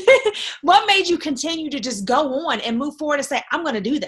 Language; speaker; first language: English; native; English